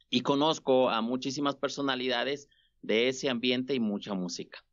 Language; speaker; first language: Spanish; native; Spanish